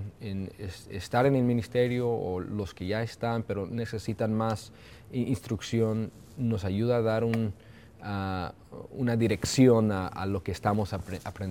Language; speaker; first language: Spanish; early bilingual, heritage; Spanish